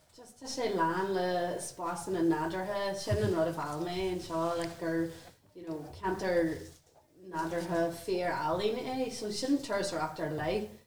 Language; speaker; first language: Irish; non-native, local second language; English